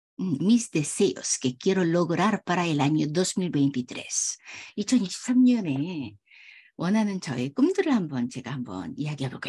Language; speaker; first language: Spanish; non-native, fluent; Korean